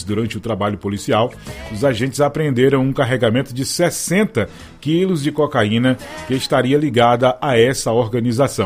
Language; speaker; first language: Portuguese; native; Portuguese